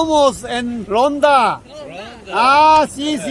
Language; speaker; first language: Spanish; non-native, learner; Korean